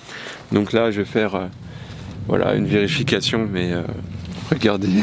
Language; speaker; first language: French; native; French